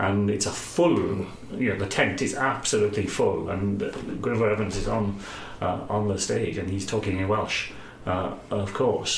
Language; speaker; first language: English; native; English